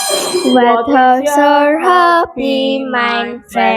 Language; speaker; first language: English; non-native, learner; Indonesian